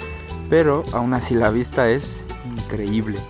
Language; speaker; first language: Spanish; native; Spanish